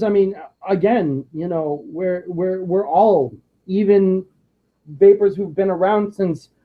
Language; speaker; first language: English; native; English